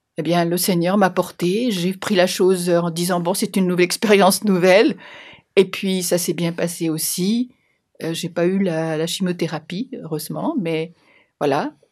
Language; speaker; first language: French; native; French